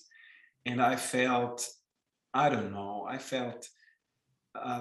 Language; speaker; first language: English; non-native, fluent; Slovenian